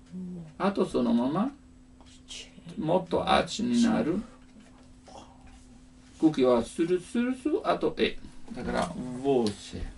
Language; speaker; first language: Japanese; non-native, learner; Italian